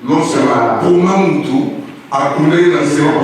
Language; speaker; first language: French; non-native, local second language; Lingala